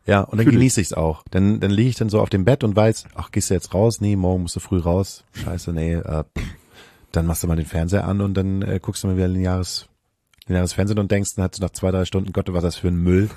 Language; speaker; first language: German; native; German